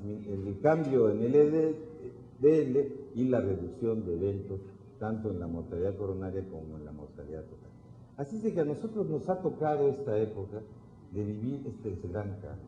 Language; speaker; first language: Spanish; native; Spanish